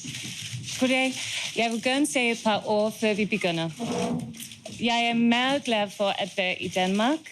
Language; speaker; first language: Danish; non-native, learner; English